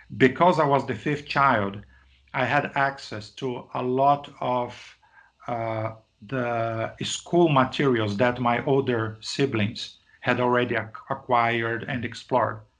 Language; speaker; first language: English; non-native, fluent; Portuguese